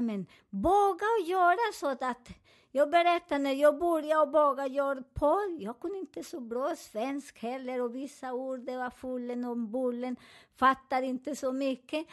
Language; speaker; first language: Swedish; non-native, learner; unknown